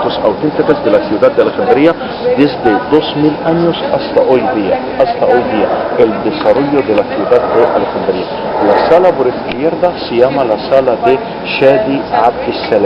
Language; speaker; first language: Spanish; non-native, fluent; Arabic